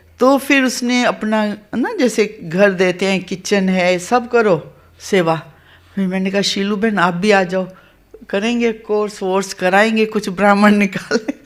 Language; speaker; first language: Hindi; non-native, local second language; Gujarati